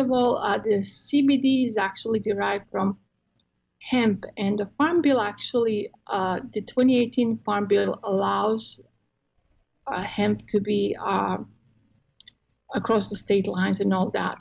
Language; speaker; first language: English; non-native, fluent; Croatian